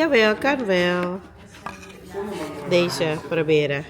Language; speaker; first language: Dutch; non-native, learner; Filipino